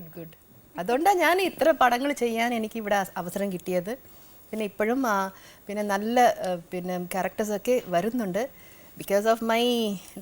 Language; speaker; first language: Malayalam; non-native, fluent; Telugu